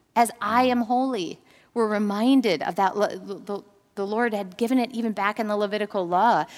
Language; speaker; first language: English; native; English